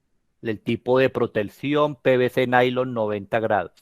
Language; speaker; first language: Spanish; native; Spanish